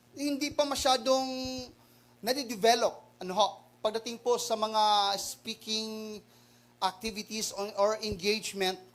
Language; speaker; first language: Filipino; non-native, local second language; Waray